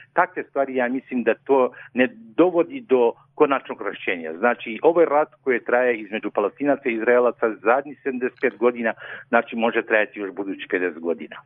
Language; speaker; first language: Serbian; non-native, fluent; Arabic